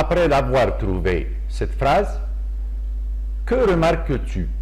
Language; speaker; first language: French; non-native, local second language; Arabic